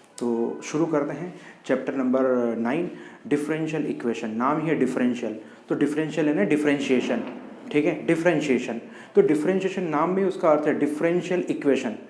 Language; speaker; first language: Hindi; native; Hindi